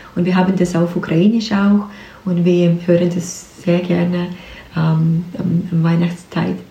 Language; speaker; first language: German; non-native, learner; Ukrainian